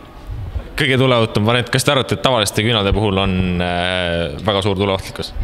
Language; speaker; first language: Estonian; native; Estonian